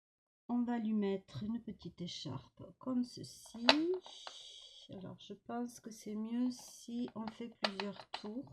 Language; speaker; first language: French; native; French